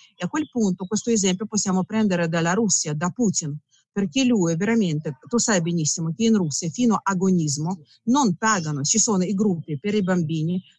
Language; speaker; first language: Italian; non-native, fluent; Russian